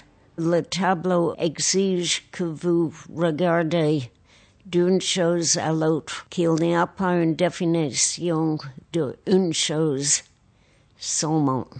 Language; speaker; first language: French; non-native, fluent; English